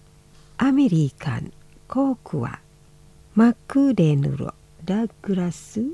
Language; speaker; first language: Japanese; non-native, fluent; Indonesian